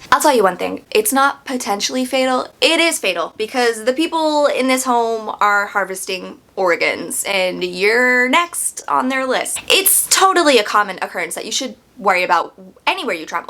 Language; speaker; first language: English; native; English